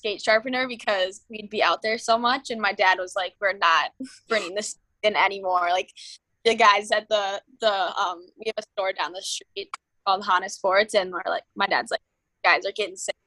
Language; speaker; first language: English; native; English